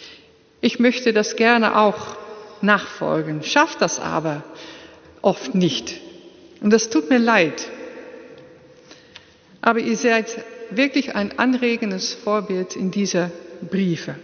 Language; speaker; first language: German; non-native, fluent; Dutch